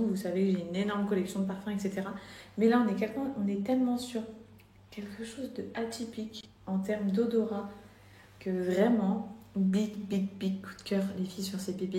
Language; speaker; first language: French; native; French